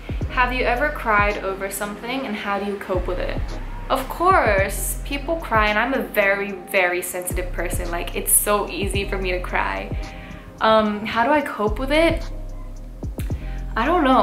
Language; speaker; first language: English; early bilingual, heritage; English